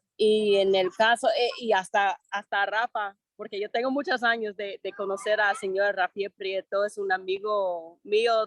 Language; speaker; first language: Spanish; non-native, fluent; English